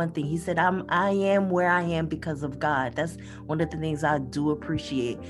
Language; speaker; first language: English; native; English